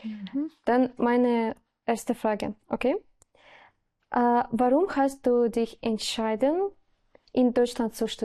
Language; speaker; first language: German; non-native, learner; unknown